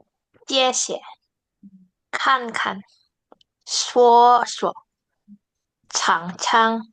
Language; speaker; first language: Chinese; non-native, learner; Indonesian